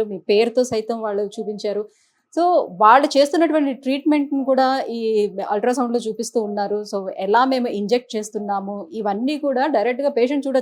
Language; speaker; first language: Telugu; native; Telugu